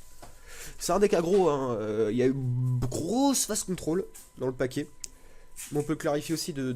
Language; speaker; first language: French; native; French